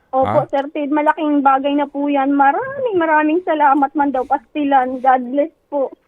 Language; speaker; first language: Filipino; non-native, local second language; Waray